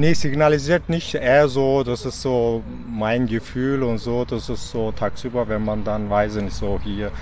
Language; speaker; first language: German; non-native, fluent; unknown